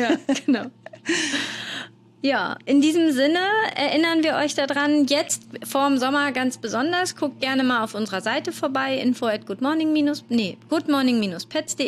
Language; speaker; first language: German; native; German